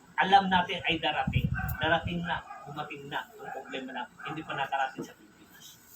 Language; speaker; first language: Filipino; non-native, local second language; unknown